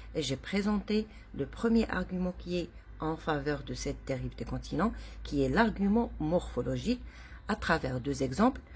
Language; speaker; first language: French; non-native, local second language; Arabic